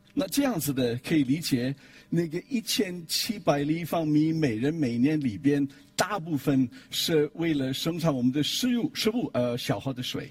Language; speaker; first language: Chinese; non-native, fluent; German